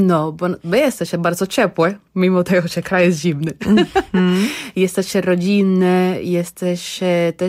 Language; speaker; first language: Polish; non-native, learner; Spanish